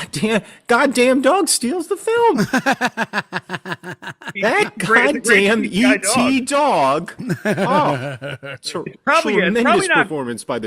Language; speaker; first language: English; native; English